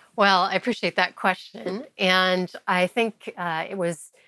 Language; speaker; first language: English; native; English